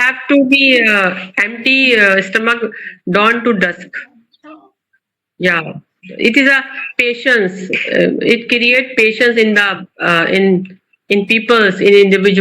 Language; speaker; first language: English; non-native, local second language; Urdu